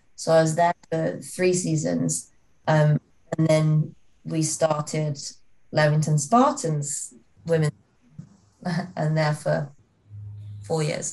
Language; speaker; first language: English; native; English